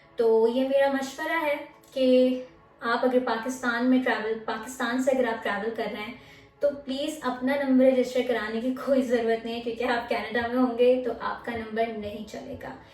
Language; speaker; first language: Urdu; native; Urdu